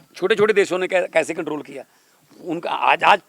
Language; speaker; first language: Hindi; non-native, local second language; Punjabi